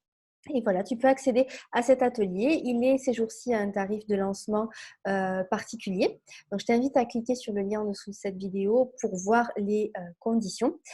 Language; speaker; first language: French; native; French